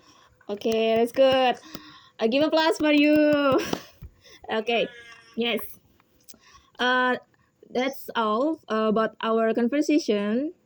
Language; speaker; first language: English; non-native, learner; Indonesian